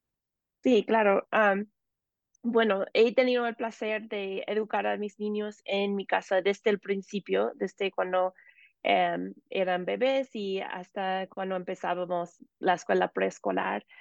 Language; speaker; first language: Spanish; non-native, fluent; English